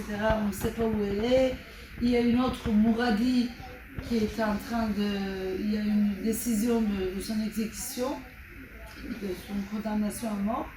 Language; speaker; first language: French; non-native, fluent; Turkish